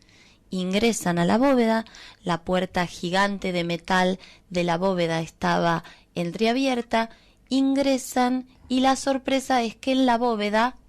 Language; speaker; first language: Spanish; native; Spanish